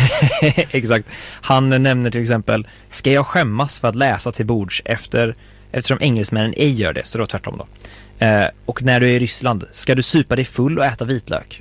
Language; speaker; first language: Swedish; native; Swedish